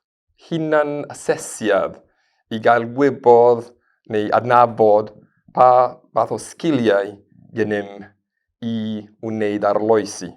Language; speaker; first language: Welsh; non-native, fluent; Spanish